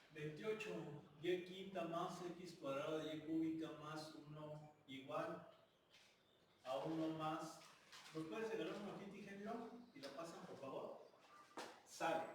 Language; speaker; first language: Spanish; native; Spanish